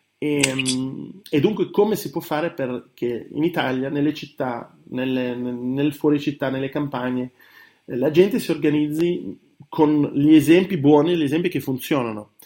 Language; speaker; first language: Italian; early bilingual, heritage; Italian